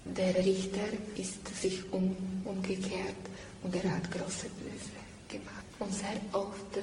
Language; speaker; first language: German; non-native, learner; Slovak